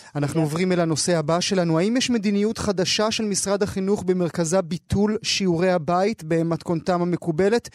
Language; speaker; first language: Hebrew; native; Hebrew